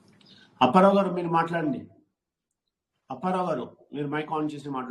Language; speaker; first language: Telugu; non-native, learner; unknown